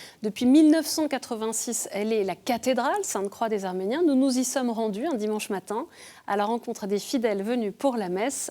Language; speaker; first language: French; native; French